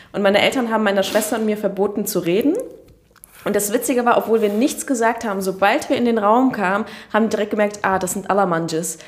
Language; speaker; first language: German; early bilingual, other home language; Turkish